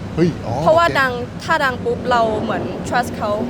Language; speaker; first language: Thai; native; Thai